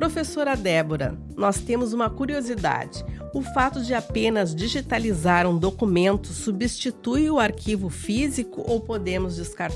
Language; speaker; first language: Portuguese; native; Portuguese